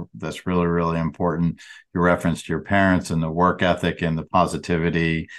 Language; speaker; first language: English; native; English